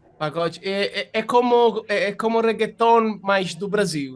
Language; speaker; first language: Portuguese; non-native, fluent; Italian